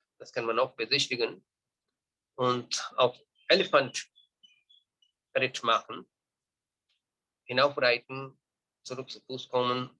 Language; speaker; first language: German; non-native, learner; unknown